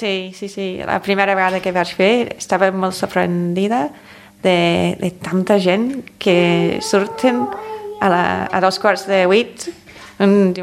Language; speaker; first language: Catalan; non-native, fluent; English